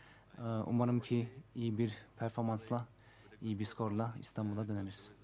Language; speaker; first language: Turkish; early bilingual, heritage; Turkish